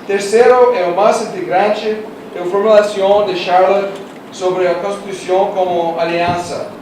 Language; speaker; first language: Portuguese; non-native, learner; Russian